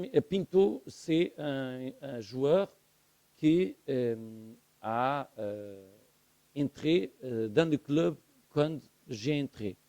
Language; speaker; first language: French; non-native, learner; Portuguese